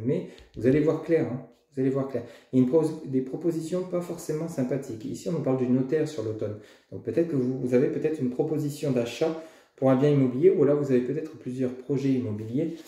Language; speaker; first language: French; native; French